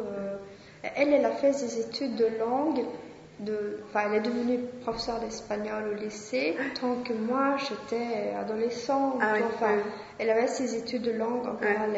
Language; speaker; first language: French; non-native, fluent; Swedish